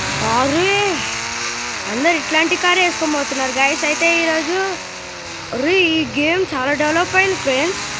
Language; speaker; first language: Telugu; native; Telugu